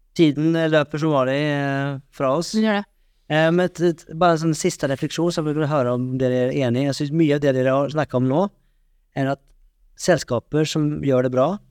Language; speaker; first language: Swedish; non-native, fluent; Norwegian